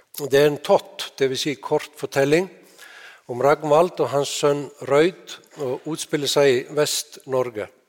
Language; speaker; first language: Norwegian; non-native, fluent; Icelandic